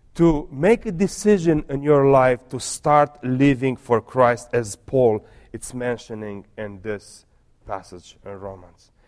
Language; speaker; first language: English; non-native, fluent; Romanian